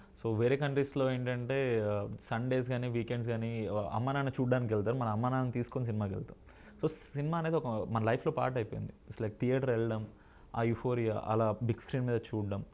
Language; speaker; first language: Telugu; native; Telugu